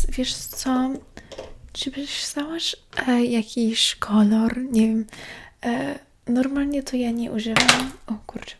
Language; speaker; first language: Polish; early bilingual, heritage; Polish